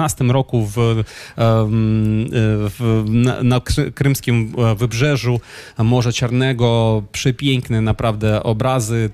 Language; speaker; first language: Polish; non-native, fluent; Ukrainian